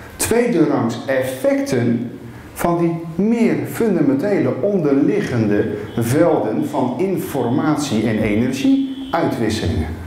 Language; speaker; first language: Dutch; native; Dutch